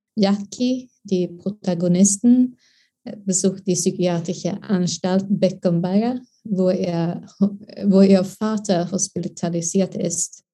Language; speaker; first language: German; non-native, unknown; Swedish